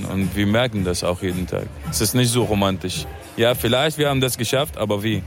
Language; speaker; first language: German; non-native, fluent; Arabic